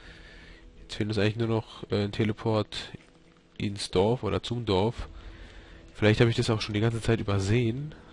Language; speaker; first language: German; native; German